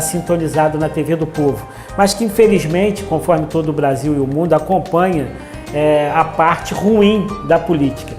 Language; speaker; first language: Portuguese; native; Portuguese